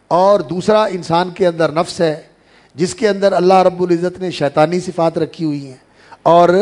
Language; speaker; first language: Urdu; non-native, local second language; Punjabi